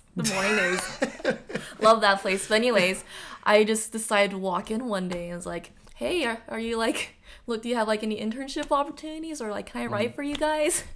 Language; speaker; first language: English; early bilingual, other home language; Japanese